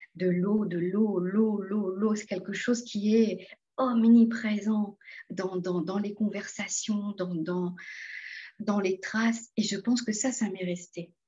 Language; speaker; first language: French; non-native, local second language; Morisyen